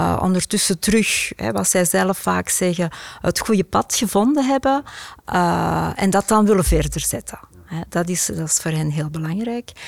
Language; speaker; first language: Dutch; native; Dutch